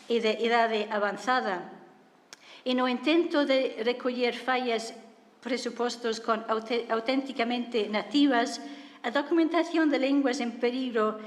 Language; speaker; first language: Galician; non-native, fluent; English